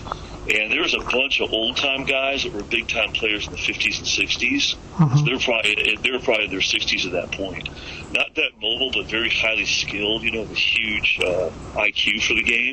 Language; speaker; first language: English; native; English